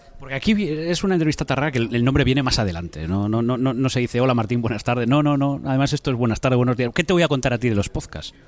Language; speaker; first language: Spanish; native; Spanish